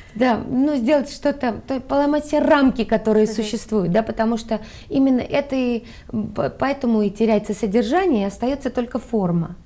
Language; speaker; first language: Russian; non-native, local second language; Armenian